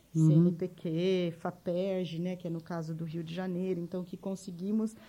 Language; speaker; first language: Portuguese; native; Portuguese